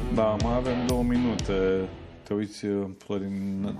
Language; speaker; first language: Romanian; native; Romanian